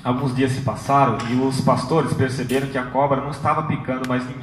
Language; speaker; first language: Portuguese; native; Portuguese